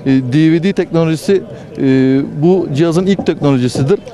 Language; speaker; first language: Turkish; native; Turkish